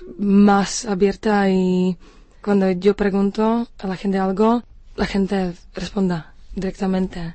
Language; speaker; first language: Spanish; non-native, fluent; Slovak